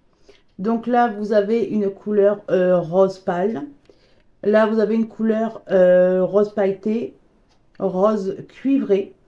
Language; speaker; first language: French; native; French